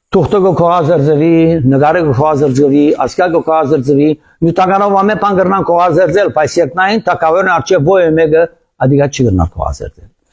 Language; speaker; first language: Armenian; early bilingual, heritage; Armenian